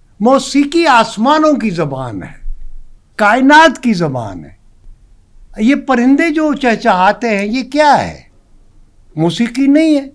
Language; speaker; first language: Urdu; non-native, local second language; Pashto